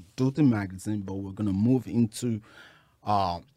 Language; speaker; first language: English; non-native, local second language; Yoruba